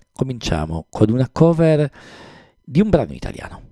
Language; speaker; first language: Italian; native; Italian